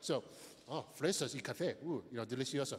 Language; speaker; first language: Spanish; non-native, learner; English